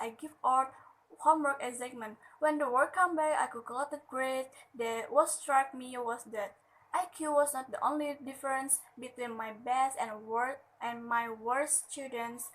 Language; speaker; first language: English; non-native, learner; Indonesian